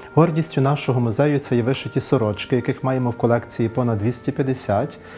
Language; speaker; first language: Ukrainian; native; Ukrainian